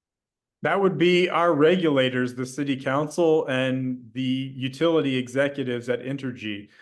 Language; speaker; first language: English; native; English